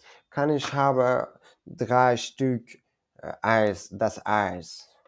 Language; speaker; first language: German; non-native, learner; Kurdish